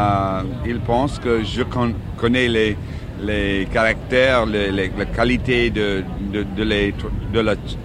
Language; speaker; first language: French; non-native, learner; English